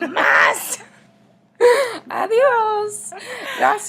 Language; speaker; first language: Spanish; non-native, learner; English